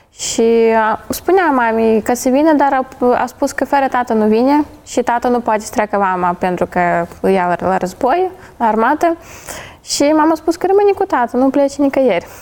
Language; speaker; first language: Romanian; non-native, fluent; Ukrainian